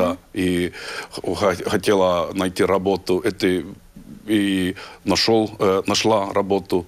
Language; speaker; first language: Russian; non-native, learner; Estonian